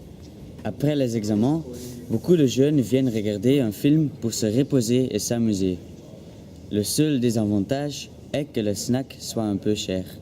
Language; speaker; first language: French; non-native, learner; Dutch